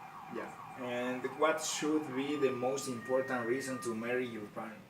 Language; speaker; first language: English; non-native, learner; Spanish